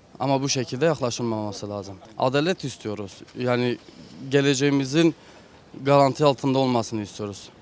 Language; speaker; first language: Turkish; non-native, local second language; Kurdish